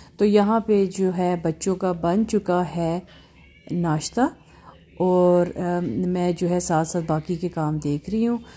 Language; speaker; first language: Hindi; native; Hindi